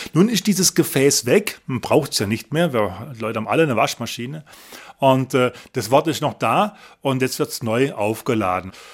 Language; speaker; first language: German; native; German